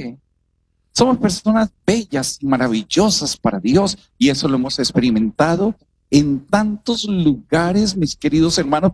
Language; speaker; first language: Spanish; native; Spanish